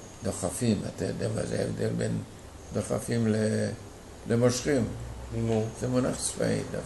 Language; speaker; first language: Hebrew; non-native, fluent; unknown